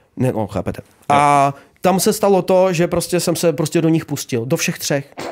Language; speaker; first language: Czech; early bilingual, other home language; Ukrainian